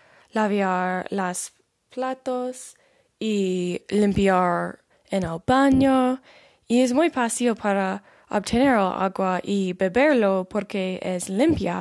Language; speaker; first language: Spanish; non-native, learner; English